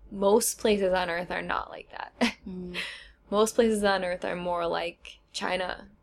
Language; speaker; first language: English; native; English